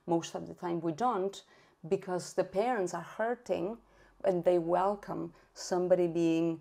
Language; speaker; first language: English; non-native, fluent; Spanish